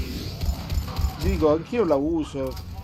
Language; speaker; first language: Italian; native; Italian